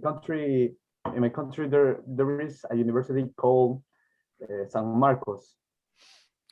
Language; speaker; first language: English; non-native, learner; Spanish